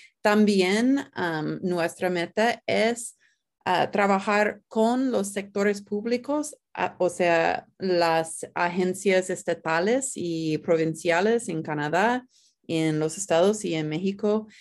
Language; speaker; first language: Spanish; non-native, fluent; English